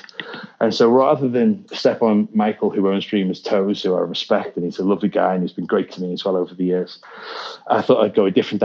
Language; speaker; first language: English; native; English